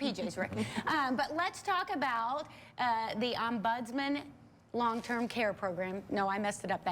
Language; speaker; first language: English; native; English